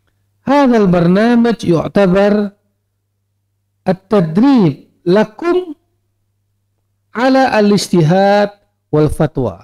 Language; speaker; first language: Arabic; non-native, fluent; Indonesian